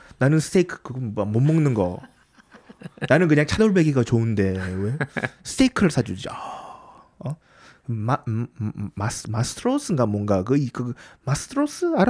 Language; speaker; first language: Korean; early bilingual, other home language; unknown